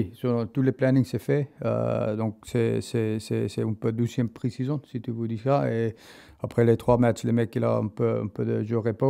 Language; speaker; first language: French; non-native, learner; English